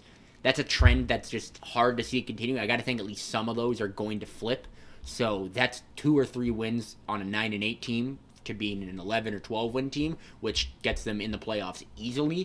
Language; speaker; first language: English; native; English